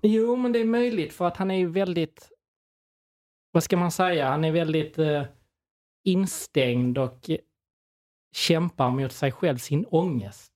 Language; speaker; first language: Swedish; native; Swedish